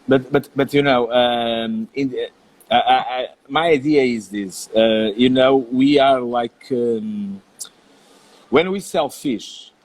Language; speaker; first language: English; non-native, learner; Portuguese